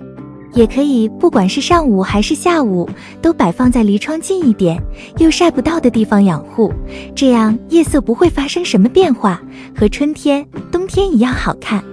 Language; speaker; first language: Chinese; native; Chinese